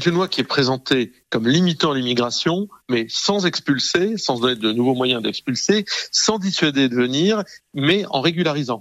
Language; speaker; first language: French; native; French